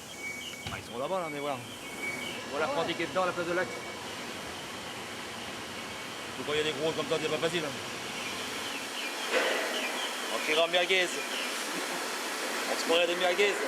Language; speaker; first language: French; native; French